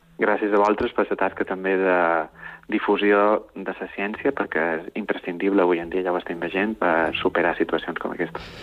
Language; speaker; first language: Catalan; native; Catalan